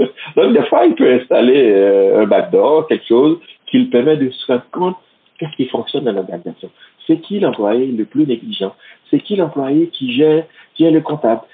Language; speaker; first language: French; non-native, local second language; Haitian Creole